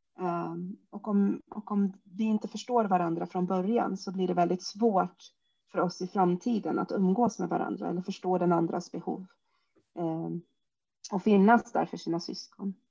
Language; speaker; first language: Swedish; early bilingual, other home language; Arabic